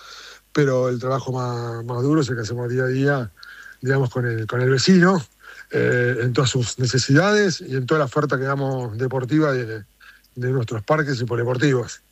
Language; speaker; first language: Spanish; native; Spanish